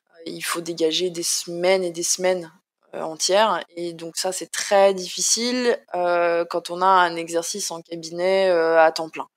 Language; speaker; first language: French; native; French